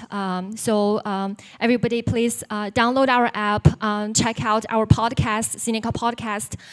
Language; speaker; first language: English; non-native, fluent; Chinese